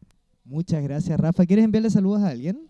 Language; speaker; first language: Spanish; native; Spanish